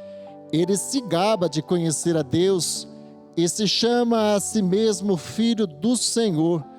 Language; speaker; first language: Portuguese; native; Portuguese